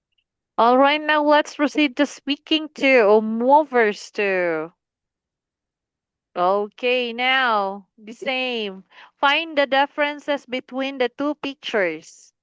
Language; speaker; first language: English; non-native, fluent; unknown